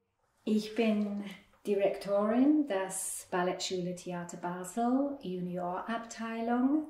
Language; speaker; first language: German; non-native, fluent; English